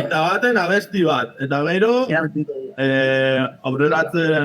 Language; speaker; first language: Basque; native; Basque